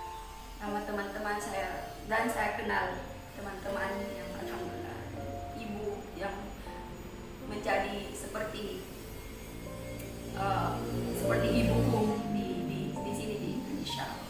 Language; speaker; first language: Indonesian; non-native, fluent; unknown